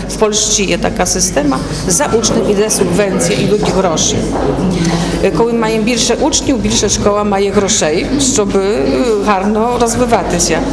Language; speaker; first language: Polish; non-native, learner; Ukrainian